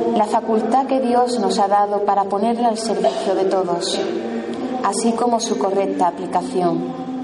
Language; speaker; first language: Spanish; native; Spanish